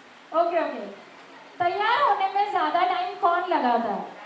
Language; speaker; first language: Hindi; native; Hindi